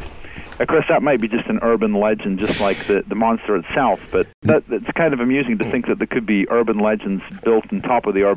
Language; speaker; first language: English; native; English